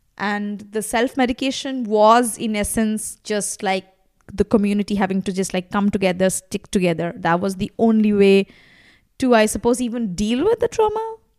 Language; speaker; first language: English; non-native, local second language; Bangla